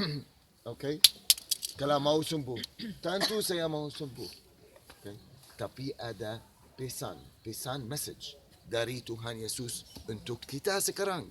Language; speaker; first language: Indonesian; non-native, fluent; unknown